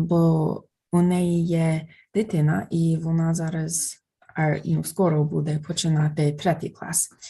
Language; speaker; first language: Ukrainian; non-native, fluent; English